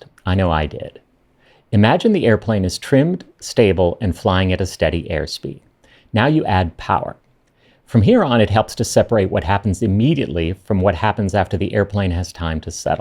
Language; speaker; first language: English; native; English